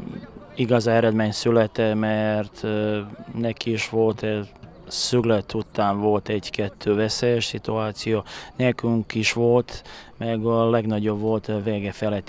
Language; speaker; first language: Hungarian; non-native, learner; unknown